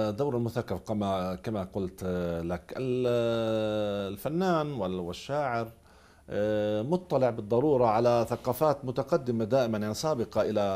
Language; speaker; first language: Arabic; native; Arabic